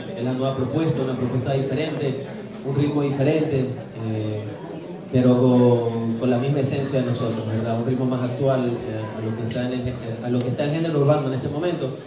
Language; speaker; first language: Spanish; native; Spanish